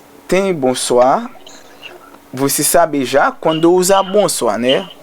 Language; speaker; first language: Portuguese; non-native, learner; Haitian Creole